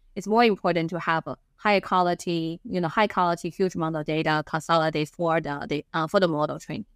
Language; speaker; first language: English; non-native, fluent; Chinese